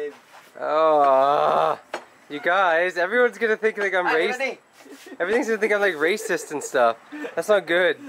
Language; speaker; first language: English; native; English